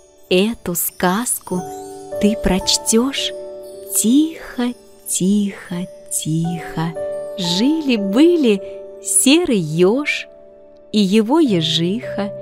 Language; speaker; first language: Russian; native; Russian